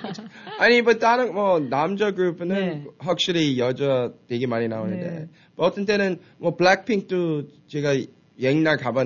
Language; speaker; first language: Korean; early bilingual, heritage; Korean